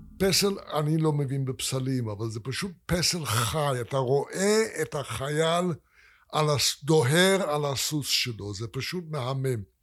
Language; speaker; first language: Hebrew; non-native, fluent; English